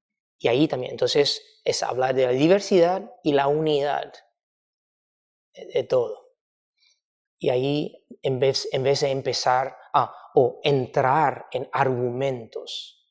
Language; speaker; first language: Spanish; non-native, fluent; Chinese